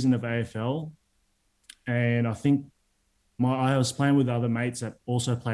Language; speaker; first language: English; native; English